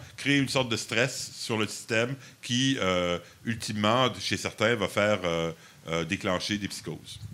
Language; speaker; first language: French; non-native, local second language; English